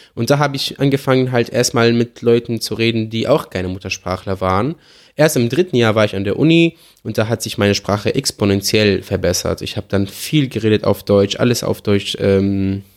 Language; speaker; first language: German; non-native, fluent; Arabic